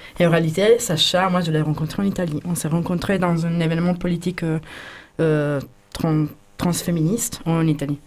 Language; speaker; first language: French; non-native, fluent; Italian